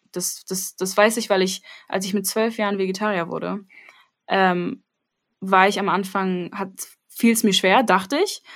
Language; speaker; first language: German; early bilingual, other home language; Armenian